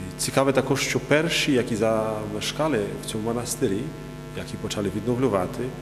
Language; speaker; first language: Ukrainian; non-native, fluent; Polish